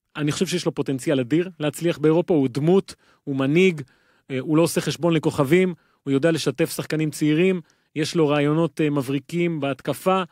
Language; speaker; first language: Hebrew; native; Hebrew